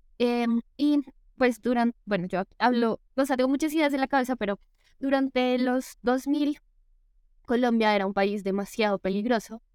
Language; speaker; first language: Spanish; native; Spanish